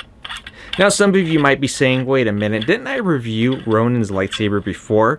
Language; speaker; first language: English; native; English